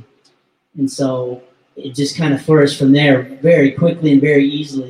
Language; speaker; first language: English; native; English